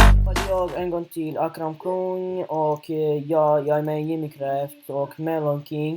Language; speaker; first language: Swedish; early bilingual, other home language; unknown